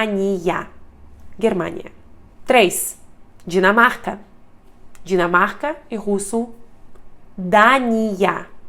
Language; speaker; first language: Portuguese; non-native, fluent; Russian